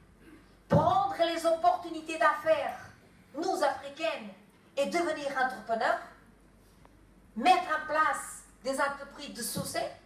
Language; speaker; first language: French; non-native, fluent; Kabuverdianu